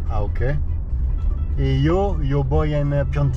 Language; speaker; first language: Spanish; non-native, learner; French